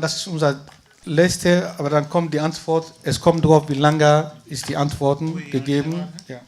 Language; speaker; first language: German; non-native, fluent; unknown